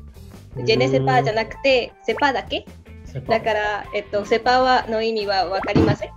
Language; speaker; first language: Japanese; non-native, learner; Spanish